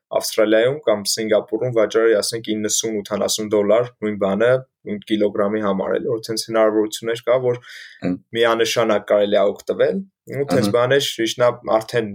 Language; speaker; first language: Armenian; native; Armenian